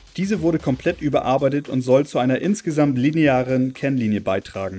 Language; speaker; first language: German; native; German